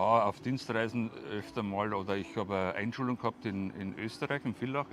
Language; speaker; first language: German; native; German